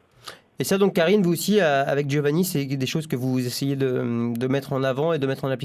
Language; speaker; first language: French; native; French